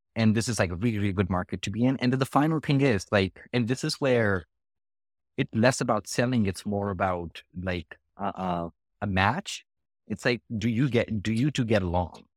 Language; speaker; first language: English; non-native, local second language; Hindi